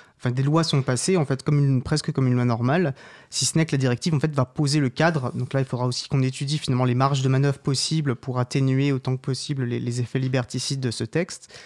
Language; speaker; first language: French; native; French